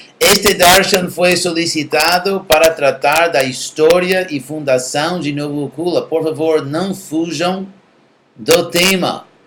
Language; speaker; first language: Portuguese; non-native, fluent; English